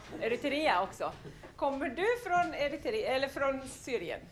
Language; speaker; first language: Swedish; non-native, fluent; Arabic